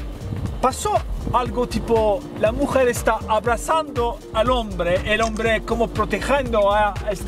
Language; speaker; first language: Spanish; non-native, fluent; Turkish